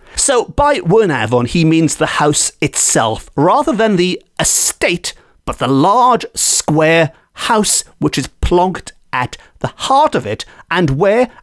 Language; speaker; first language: English; native; English